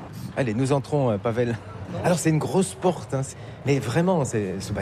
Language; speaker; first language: French; native; French